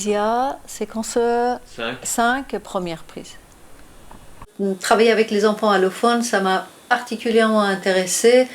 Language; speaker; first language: French; non-native, fluent; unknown